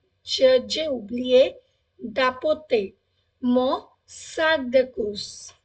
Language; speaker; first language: French; non-native, fluent; Hindi